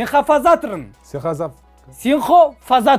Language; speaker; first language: Russian; non-native, learner; Kazakh